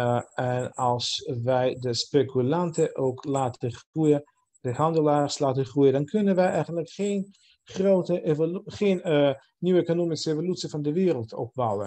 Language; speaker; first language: Dutch; non-native, fluent; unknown